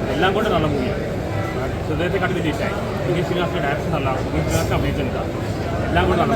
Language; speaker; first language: Malayalam; native; Malayalam